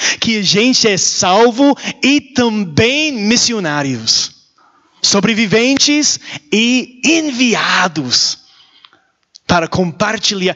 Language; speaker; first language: Portuguese; non-native, learner; English